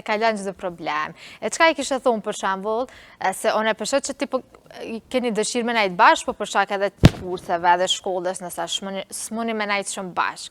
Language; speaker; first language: Albanian; native; Albanian